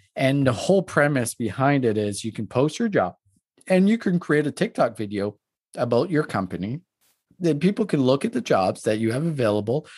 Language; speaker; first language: English; non-native, fluent; French